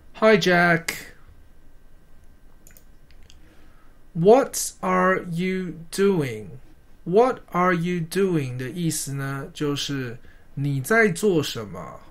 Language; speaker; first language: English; non-native, fluent; Chinese